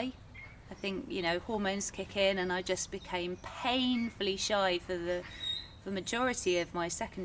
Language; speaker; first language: English; native; English